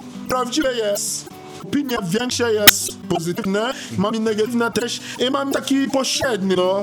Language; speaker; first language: Polish; non-native, learner; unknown